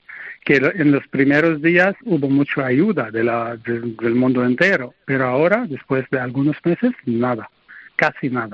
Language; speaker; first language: Spanish; non-native, fluent; Arabic